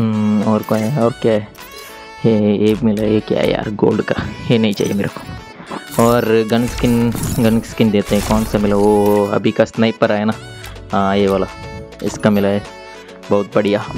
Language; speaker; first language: Hindi; non-native, local second language; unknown